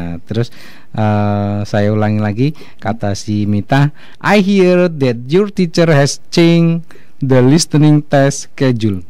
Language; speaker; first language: English; non-native, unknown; Indonesian